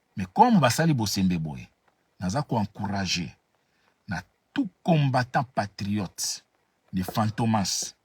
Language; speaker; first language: Lingala; native; Lingala